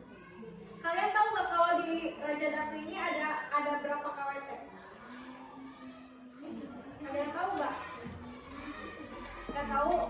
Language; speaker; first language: Indonesian; native; Indonesian